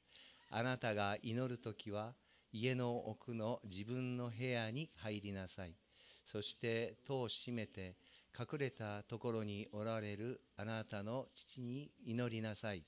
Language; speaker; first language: Japanese; native; Japanese